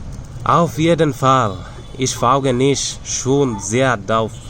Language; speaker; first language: German; non-native, learner; Bangla